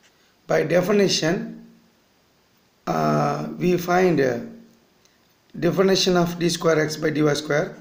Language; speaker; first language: English; non-native, local second language; Tamil